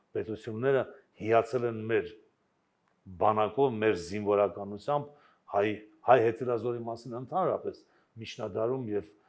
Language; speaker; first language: Armenian; native; Armenian